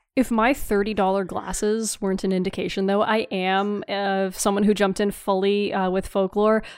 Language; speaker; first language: English; native; English